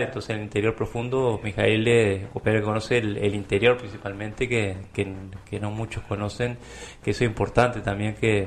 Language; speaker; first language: Spanish; native; Spanish